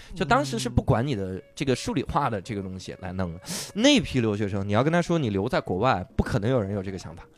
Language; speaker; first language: Chinese; native; Chinese